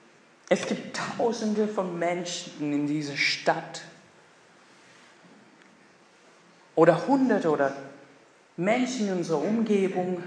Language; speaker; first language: German; non-native, fluent; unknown